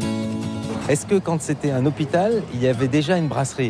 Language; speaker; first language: French; native; French